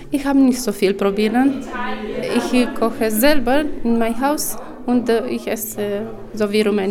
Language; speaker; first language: German; non-native, learner; Romanian